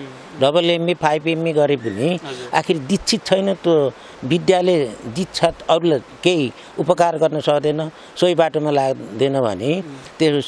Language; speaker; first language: Nepali; native; Nepali